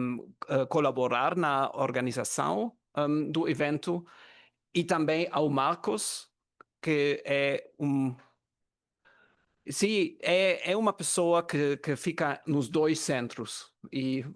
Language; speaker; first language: Portuguese; non-native, learner; German